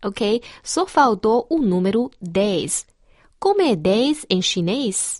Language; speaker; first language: Portuguese; non-native, fluent; Chinese